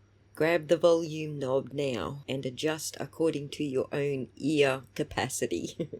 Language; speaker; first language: English; native; English